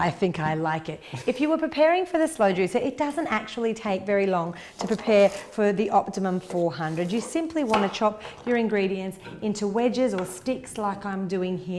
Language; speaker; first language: English; native; English